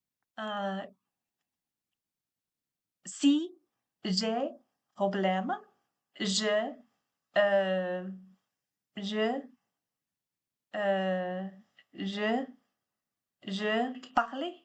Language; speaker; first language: French; non-native, learner; Chinese